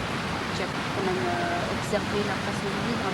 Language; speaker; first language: French; native; French